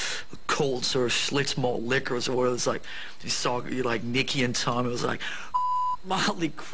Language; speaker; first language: English; non-native, fluent; Danish